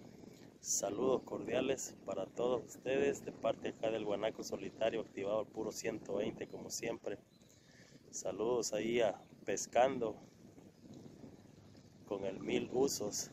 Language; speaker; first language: Spanish; native; Spanish